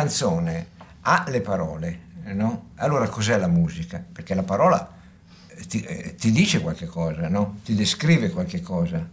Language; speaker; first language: Italian; early bilingual, heritage; Spanish